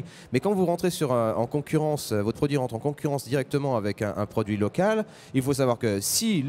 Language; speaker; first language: French; native; French